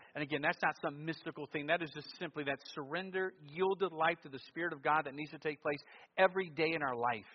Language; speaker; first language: English; native; English